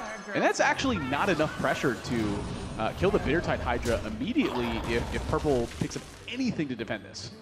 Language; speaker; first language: English; native; English